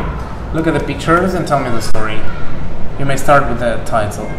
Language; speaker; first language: English; non-native, fluent; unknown